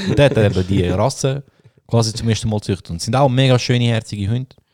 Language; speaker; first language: German; early bilingual, other home language; Bosnian